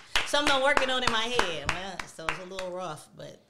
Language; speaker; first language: English; native; English